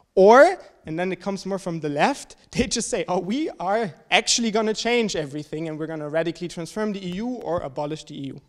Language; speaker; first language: English; non-native, fluent; German